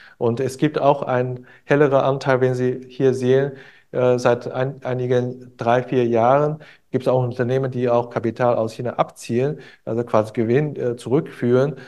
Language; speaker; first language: German; non-native, fluent; Chinese